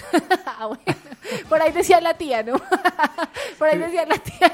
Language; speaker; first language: Spanish; native; Spanish